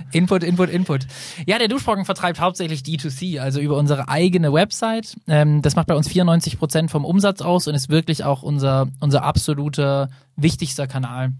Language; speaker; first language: German; native; German